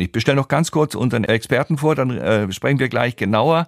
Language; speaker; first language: German; native; German